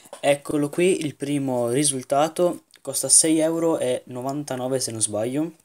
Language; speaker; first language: Italian; native; Italian